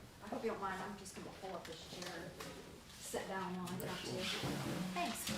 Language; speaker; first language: English; native; English